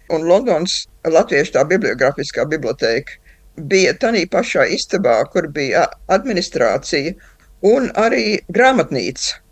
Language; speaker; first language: Latvian; early bilingual, heritage; Latvian